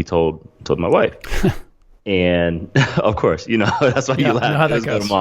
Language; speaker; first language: English; native; English